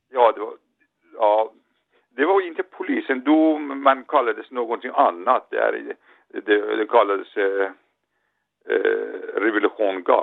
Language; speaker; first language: Swedish; non-native, learner; Persian